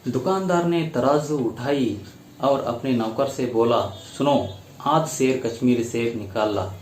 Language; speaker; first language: Hindi; non-native, local second language; Kannada